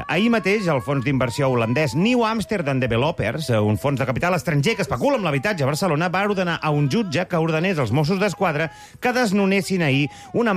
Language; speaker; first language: Catalan; native; Catalan